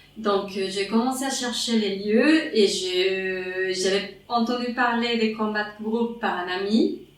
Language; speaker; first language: French; non-native, fluent; Spanish